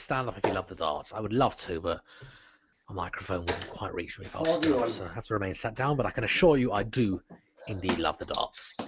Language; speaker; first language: English; native; English